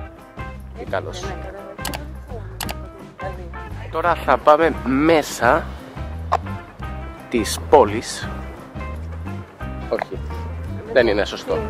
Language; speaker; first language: Greek; non-native, learner; Spanish